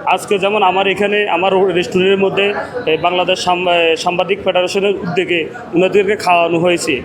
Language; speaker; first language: Bangla; native; Bangla